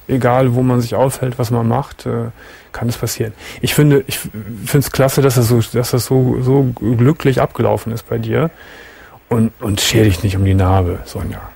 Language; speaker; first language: German; native; German